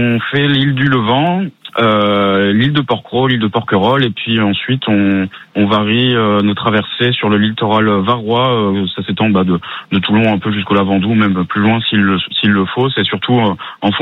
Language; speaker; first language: French; native; French